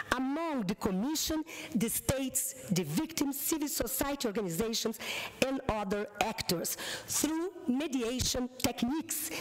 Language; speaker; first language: English; non-native, fluent; Portuguese